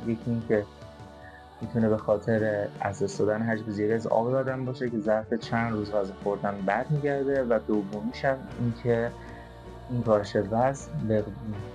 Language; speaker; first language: Persian; native; Persian